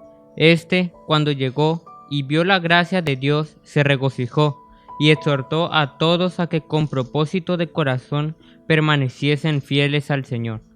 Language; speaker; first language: Spanish; native; Spanish